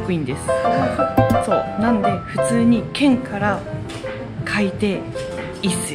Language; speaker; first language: Japanese; native; Japanese